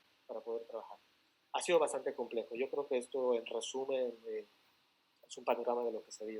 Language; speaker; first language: Spanish; native; Spanish